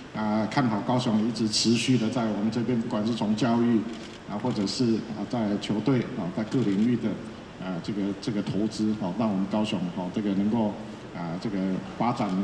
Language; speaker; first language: Chinese; native; Chinese